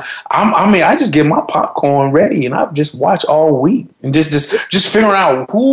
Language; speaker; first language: English; native; English